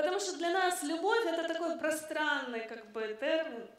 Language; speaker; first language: Russian; native; Russian